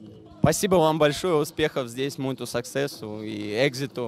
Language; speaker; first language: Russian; native; Russian